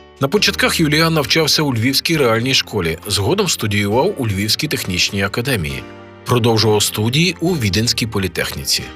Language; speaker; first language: Ukrainian; native; Ukrainian